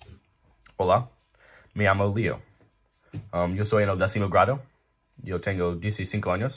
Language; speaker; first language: Spanish; non-native, learner; English